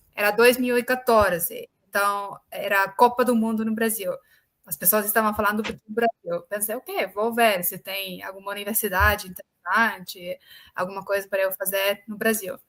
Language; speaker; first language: Portuguese; non-native, fluent; Estonian